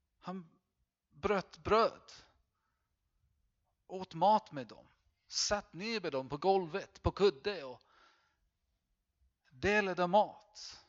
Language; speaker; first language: Swedish; non-native, fluent; English